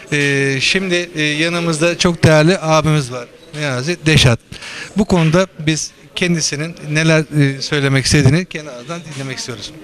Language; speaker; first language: Turkish; native; Turkish